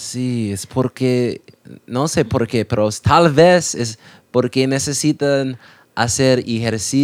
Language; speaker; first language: Spanish; non-native, learner; English